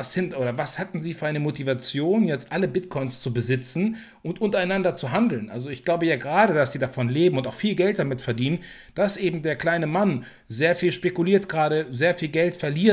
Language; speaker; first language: German; native; German